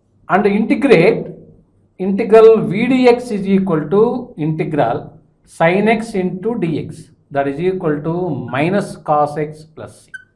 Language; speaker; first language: English; non-native, local second language; Telugu